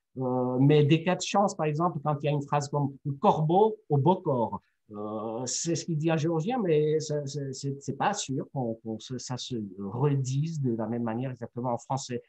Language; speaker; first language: French; non-native, fluent; Georgian